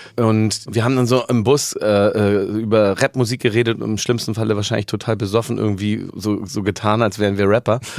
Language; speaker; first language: German; native; German